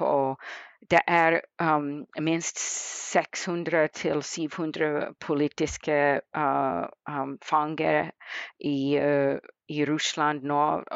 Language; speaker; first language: Norwegian; non-native, fluent; English